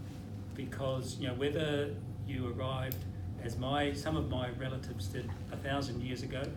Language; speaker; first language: English; native; English